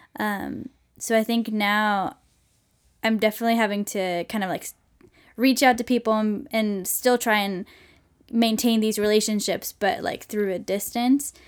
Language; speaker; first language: English; non-native, fluent; Swedish